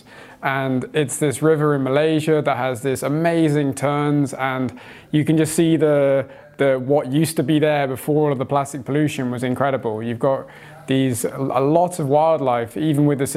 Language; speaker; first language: English; native; English